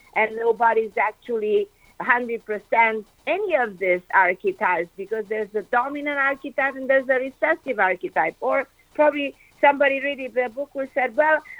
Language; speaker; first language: English; non-native, fluent; Romanian